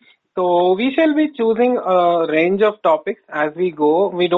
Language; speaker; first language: English; non-native, local second language; Kannada